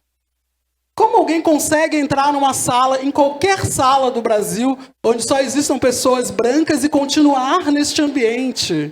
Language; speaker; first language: Portuguese; native; Portuguese